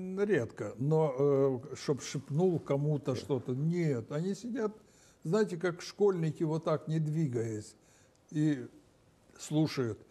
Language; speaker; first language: Russian; non-native, local second language; Romanian